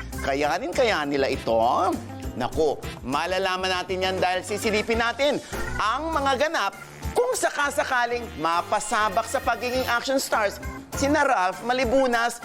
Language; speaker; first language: Filipino; native; Filipino